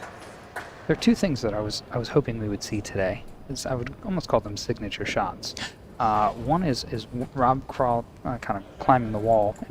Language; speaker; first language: English; native; English